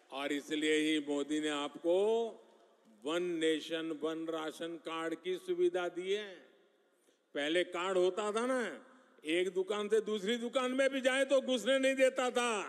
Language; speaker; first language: Hindi; non-native, local second language; Gujarati